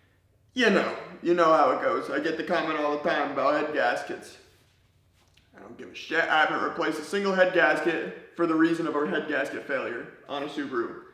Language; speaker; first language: English; native; English